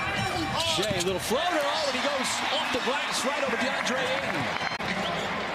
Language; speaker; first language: English; native; English